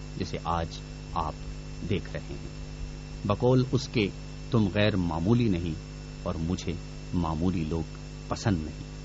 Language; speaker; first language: Urdu; non-native, local second language; Pashto